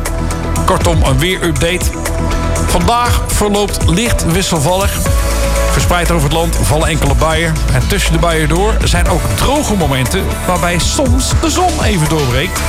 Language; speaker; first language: Dutch; native; Dutch